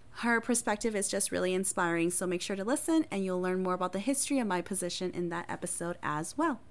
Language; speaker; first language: English; early bilingual, other home language; Hmong